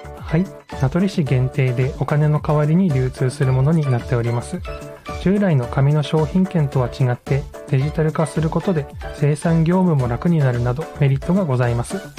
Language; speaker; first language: Japanese; native; Japanese